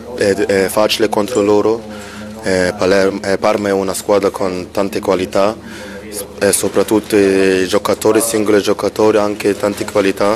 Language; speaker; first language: Italian; non-native, fluent; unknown